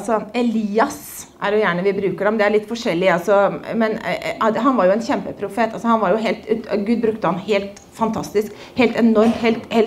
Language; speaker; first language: Norwegian; native; Norwegian